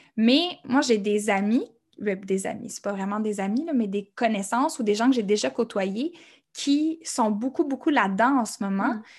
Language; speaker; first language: French; native; French